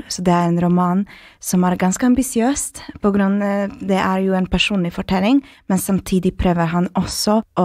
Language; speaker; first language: Norwegian; non-native, fluent; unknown